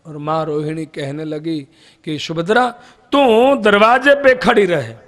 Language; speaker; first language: Hindi; non-native, local second language; Gujarati